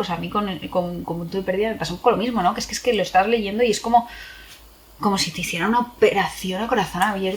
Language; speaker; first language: Spanish; native; Spanish